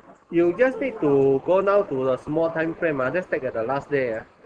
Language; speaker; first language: English; non-native, local second language; Chinese